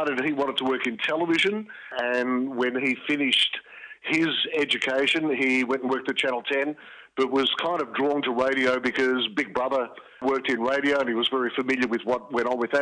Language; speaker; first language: English; early bilingual, other home language; Greek